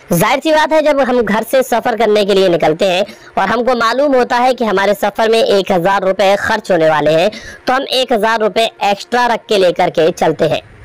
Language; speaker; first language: Hindi; native; Hindi